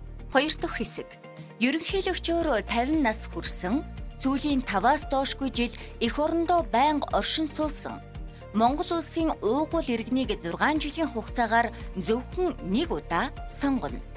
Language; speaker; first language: Mongolian; native; Mongolian